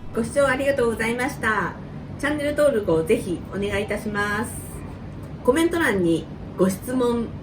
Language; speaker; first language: Japanese; native; Japanese